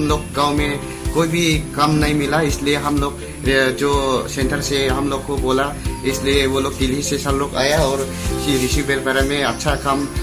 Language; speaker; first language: Hindi; non-native, local second language; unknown